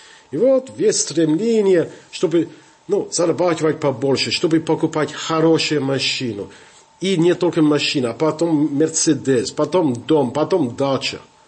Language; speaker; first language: Russian; non-native, fluent; English